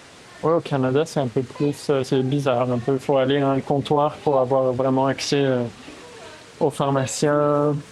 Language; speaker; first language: French; native; French